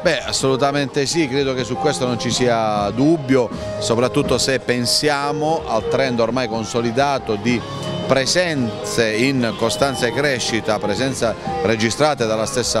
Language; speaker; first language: Italian; native; Italian